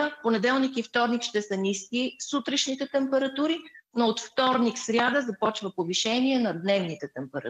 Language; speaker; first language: Bulgarian; native; Bulgarian